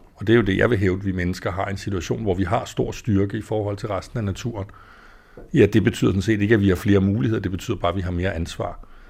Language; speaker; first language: Danish; native; Danish